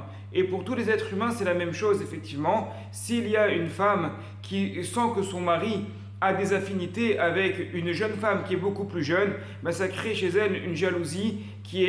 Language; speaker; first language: French; native; French